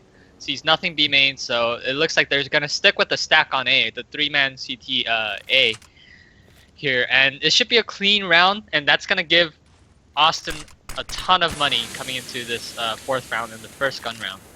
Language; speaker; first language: English; native; English